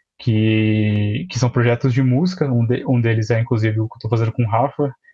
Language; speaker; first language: Portuguese; native; Portuguese